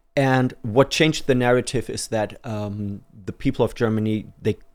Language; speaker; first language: English; non-native, fluent; German